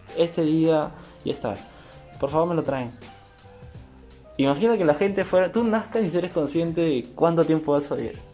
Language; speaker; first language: Spanish; native; Spanish